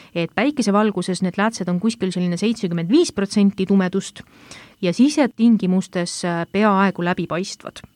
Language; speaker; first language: Estonian; native; Estonian